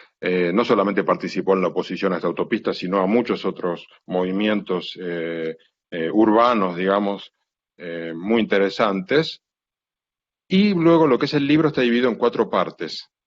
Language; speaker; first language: Spanish; native; Spanish